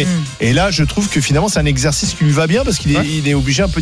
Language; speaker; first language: French; native; French